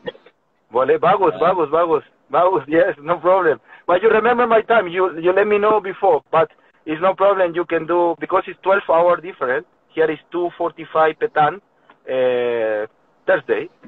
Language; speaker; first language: English; non-native, learner; Spanish